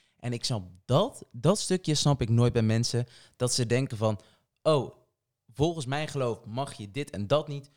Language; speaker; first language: Dutch; early bilingual, other home language; Portuguese